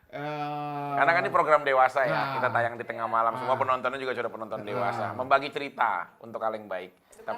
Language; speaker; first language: Indonesian; native; Indonesian